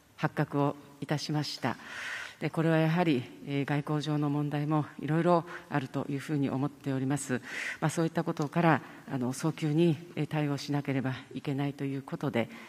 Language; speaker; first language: Japanese; native; Japanese